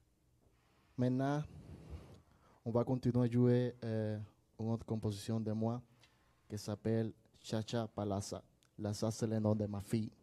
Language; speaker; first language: French; non-native, learner; Spanish